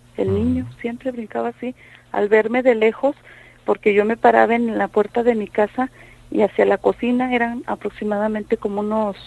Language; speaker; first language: Spanish; native; Spanish